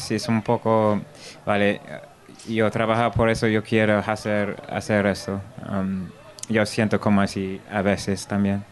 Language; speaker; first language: Spanish; non-native, learner; English